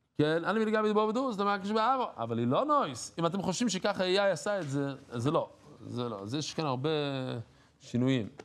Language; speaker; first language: Hebrew; non-native, fluent; English